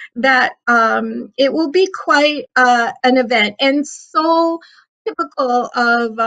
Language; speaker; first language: English; native; English